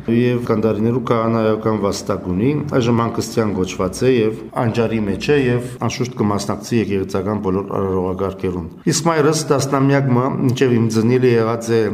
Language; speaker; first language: Armenian; early bilingual, heritage; Armenian